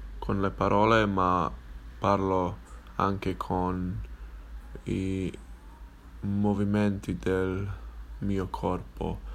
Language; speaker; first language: Italian; non-native, learner; English